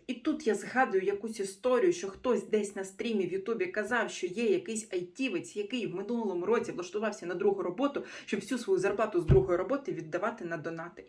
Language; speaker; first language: Ukrainian; non-native, local second language; Russian